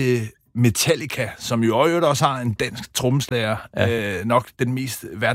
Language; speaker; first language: Danish; native; Danish